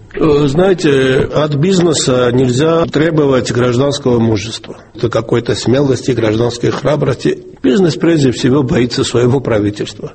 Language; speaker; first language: Russian; non-native, local second language; Georgian